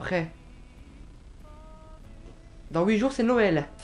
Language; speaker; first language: French; native; French